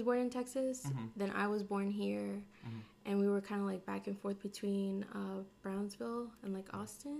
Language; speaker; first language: English; native; English